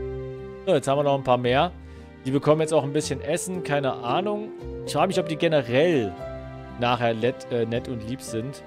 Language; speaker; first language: German; native; German